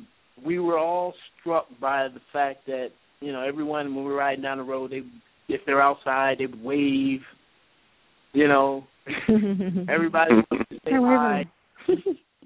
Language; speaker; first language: English; native; English